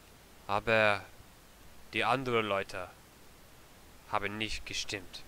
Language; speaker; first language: German; non-native, learner; English